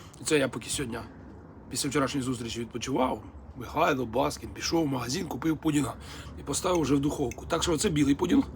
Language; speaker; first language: Ukrainian; native; Ukrainian